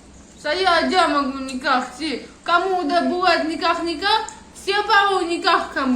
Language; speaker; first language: Indonesian; non-native, learner; Russian